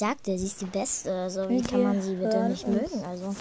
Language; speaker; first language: German; native; German